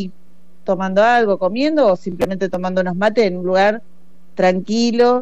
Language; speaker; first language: Spanish; native; Spanish